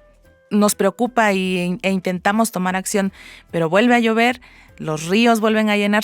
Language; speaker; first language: Spanish; native; Spanish